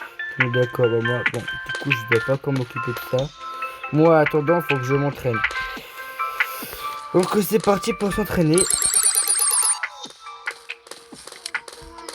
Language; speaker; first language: French; native; French